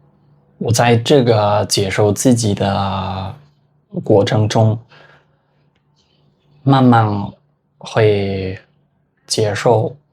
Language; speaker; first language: Chinese; non-native, fluent; Spanish